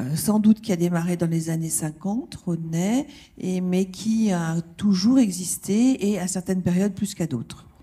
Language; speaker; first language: French; native; French